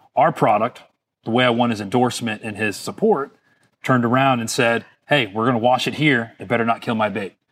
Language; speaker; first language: English; native; English